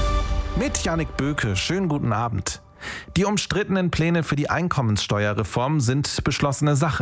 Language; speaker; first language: German; native; German